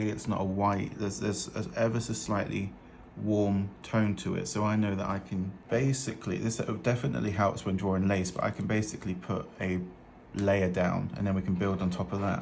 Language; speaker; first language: English; native; English